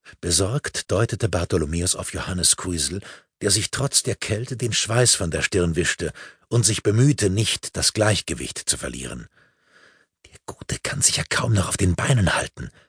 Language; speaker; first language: German; native; German